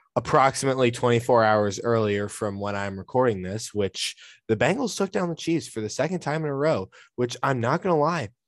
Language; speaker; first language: English; native; English